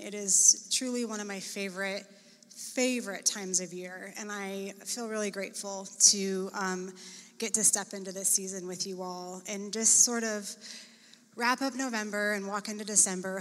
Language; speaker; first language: English; native; English